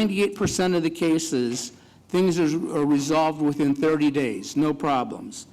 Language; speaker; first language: English; native; English